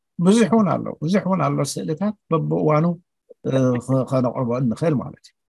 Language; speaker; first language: Tigrinya; native; Tigrinya